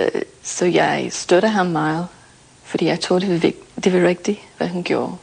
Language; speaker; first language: Danish; non-native, learner; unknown